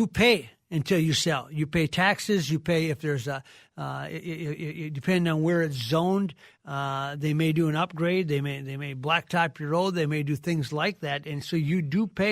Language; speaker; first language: English; native; English